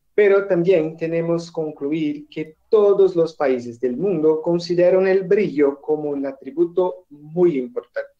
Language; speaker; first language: Spanish; non-native, learner; Portuguese